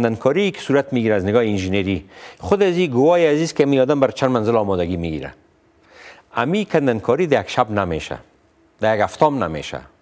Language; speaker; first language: Persian; non-native, local second language; Pashto